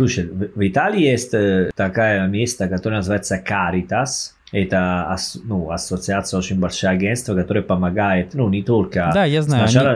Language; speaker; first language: Russian; non-native, learner; Italian